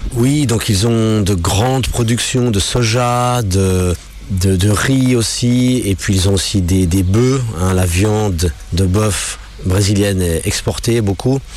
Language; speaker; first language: French; non-native, local second language; English